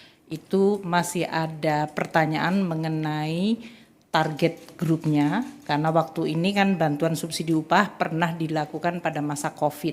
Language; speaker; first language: Indonesian; native; Indonesian